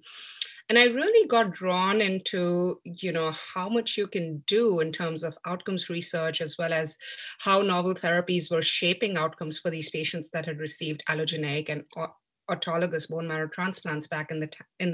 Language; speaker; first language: English; non-native, local second language; Hindi